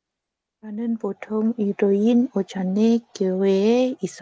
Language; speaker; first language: Korean; non-native, learner; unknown